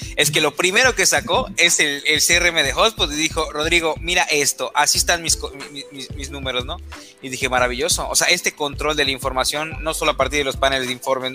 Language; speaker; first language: Spanish; native; Spanish